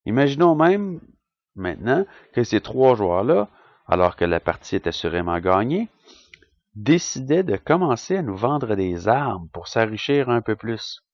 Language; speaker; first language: French; native; French